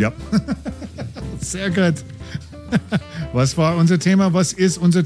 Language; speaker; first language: German; non-native, fluent; English